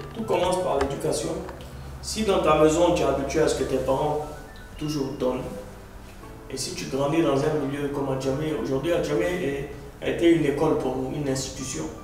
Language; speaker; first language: French; non-native, local second language; Arabic